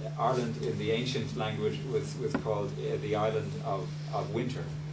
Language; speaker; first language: English; native; English